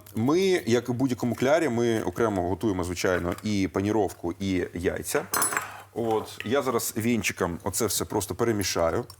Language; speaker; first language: Ukrainian; native; Ukrainian